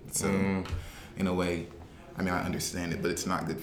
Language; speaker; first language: English; native; English